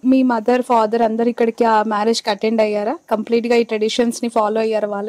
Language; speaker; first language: Telugu; native; Telugu